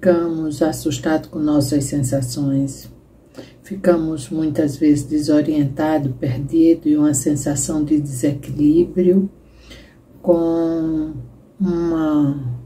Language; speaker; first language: Portuguese; native; Portuguese